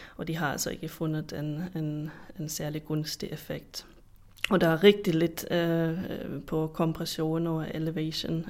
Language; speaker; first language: Danish; non-native, fluent; German